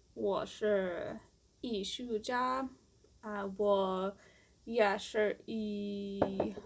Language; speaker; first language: Chinese; non-native, learner; English